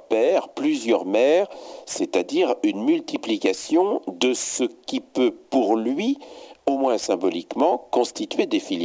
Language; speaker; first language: French; native; French